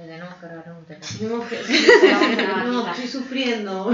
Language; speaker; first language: Spanish; native; Spanish